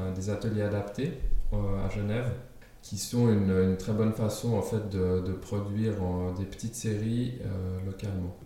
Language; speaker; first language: French; non-native, fluent; German